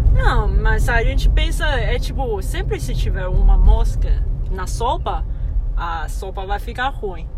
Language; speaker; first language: Portuguese; non-native, fluent; Chinese